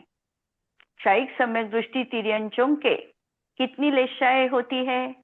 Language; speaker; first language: Hindi; non-native, local second language; Marathi